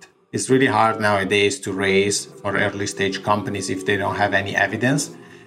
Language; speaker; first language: English; non-native, fluent; Italian